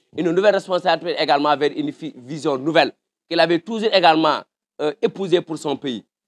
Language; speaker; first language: French; non-native, local second language; Wolof